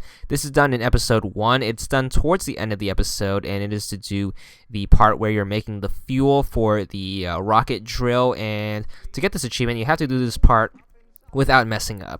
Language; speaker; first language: English; native; English